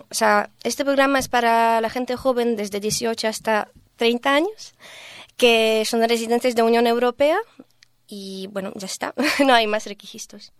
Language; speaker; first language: Spanish; non-native, fluent; Polish